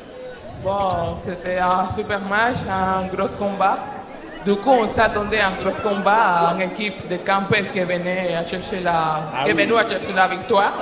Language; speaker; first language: French; non-native, fluent; Spanish